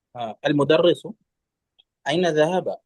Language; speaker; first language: Arabic; non-native, fluent; Urdu